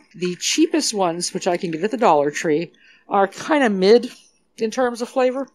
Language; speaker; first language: English; native; English